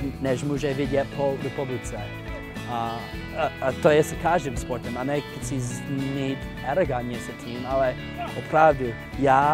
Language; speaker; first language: Czech; non-native, fluent; English